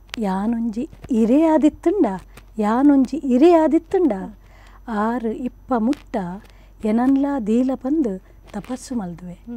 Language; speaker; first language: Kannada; non-native, local second language; Konkani